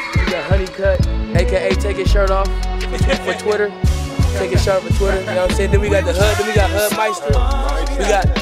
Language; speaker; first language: English; native; English